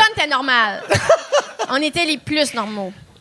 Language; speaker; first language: French; native; French